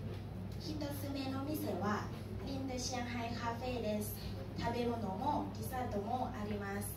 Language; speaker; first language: Japanese; non-native, learner; Thai